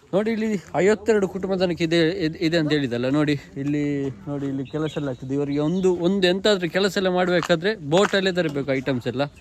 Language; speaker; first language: Kannada; non-native, local second language; Konkani